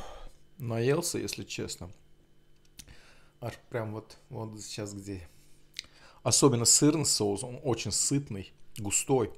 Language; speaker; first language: Russian; non-native, local second language; Azerbaijani